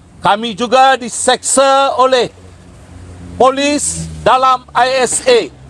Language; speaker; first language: Malay; non-native, local second language; Tamil